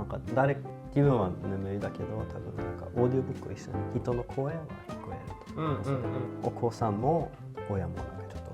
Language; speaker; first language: Japanese; non-native, fluent; Swedish